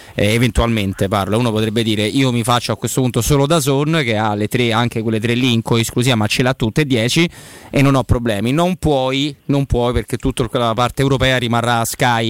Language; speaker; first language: Italian; native; Italian